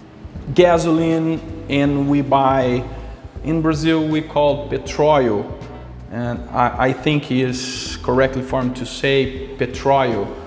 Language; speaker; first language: English; non-native, local second language; Portuguese